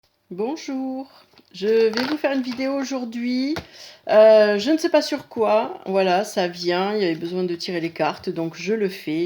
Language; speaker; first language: French; native; French